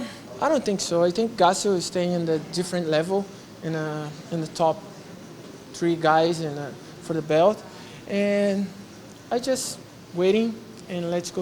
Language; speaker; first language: English; non-native, learner; Portuguese